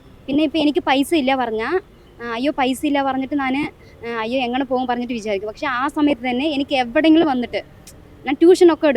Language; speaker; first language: Malayalam; non-native, local second language; Tamil